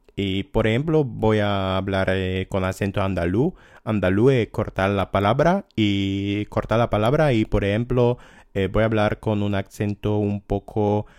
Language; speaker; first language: Spanish; non-native, fluent; Polish